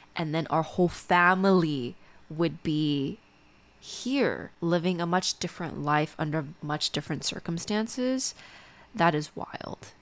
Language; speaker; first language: English; native; English